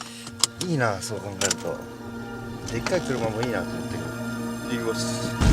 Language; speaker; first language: Japanese; native; Japanese